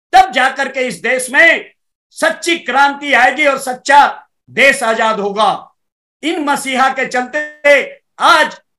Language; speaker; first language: Hindi; native; Hindi